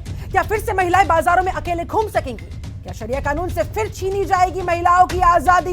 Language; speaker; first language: Hindi; native; Hindi